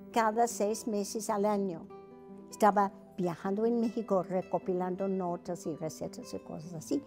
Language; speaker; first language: Spanish; non-native, fluent; English